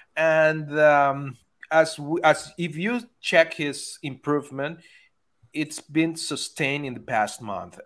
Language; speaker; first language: English; non-native, fluent; Spanish